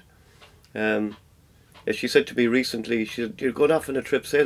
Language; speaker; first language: English; native; English